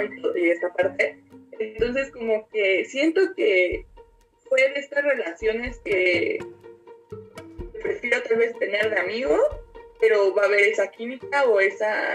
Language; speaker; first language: Spanish; native; Spanish